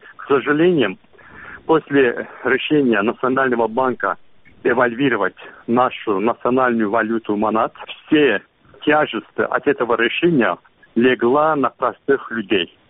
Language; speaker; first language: Russian; non-native, local second language; Azerbaijani